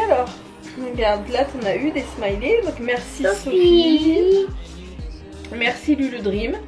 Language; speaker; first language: French; native; French